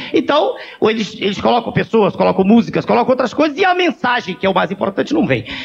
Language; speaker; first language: Portuguese; native; Portuguese